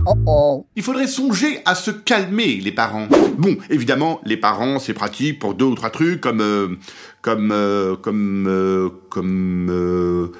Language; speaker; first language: French; native; French